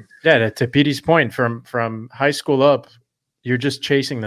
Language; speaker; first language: English; native; English